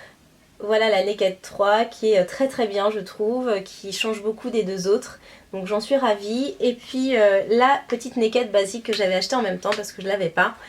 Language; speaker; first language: French; native; French